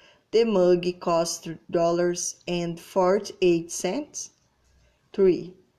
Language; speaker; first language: English; non-native, learner; Portuguese